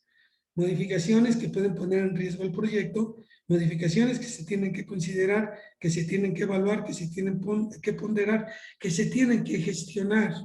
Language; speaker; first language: Spanish; native; Spanish